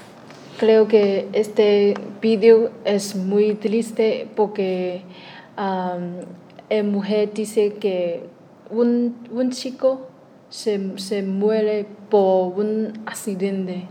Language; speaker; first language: Spanish; non-native, learner; Chinese